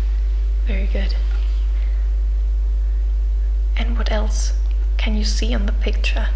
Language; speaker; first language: English; non-native, fluent; German